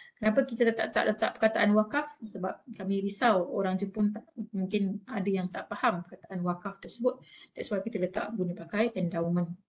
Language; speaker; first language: Malay; native; Malay